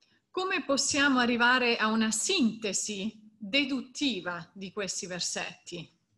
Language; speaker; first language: Italian; native; Italian